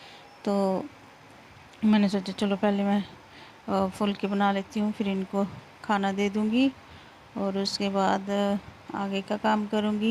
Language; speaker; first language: Hindi; non-native, local second language; Punjabi